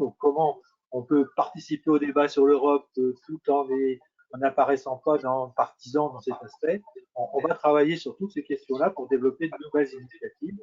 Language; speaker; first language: French; native; French